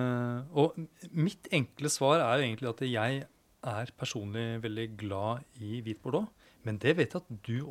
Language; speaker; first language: Norwegian; native; Norwegian